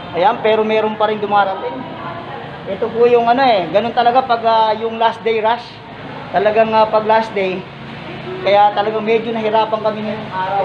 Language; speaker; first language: Filipino; native; Filipino